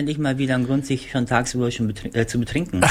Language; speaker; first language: German; native; German